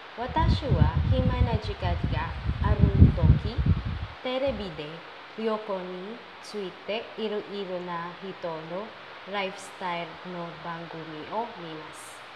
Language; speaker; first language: Japanese; non-native, learner; Filipino